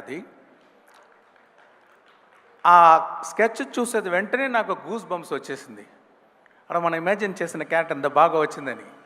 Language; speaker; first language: Telugu; non-native, local second language; Tamil